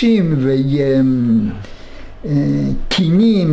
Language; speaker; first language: Hebrew; non-native, fluent; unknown